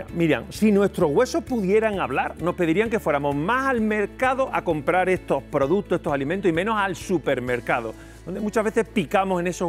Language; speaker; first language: Spanish; native; Spanish